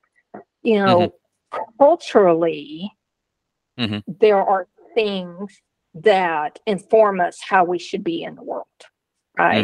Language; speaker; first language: English; native; English